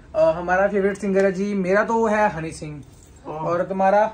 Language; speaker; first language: Hindi; native; Hindi